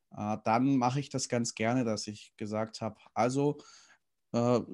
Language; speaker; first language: German; native; German